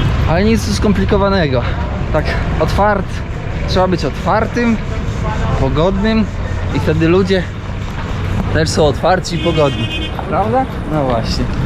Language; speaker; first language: Polish; native; Polish